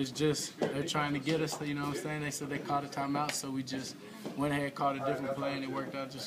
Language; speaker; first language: English; native; English